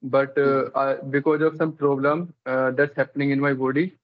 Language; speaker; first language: English; non-native, local second language; Hindi